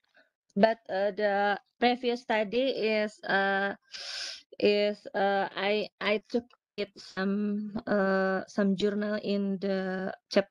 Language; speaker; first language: English; non-native, learner; Indonesian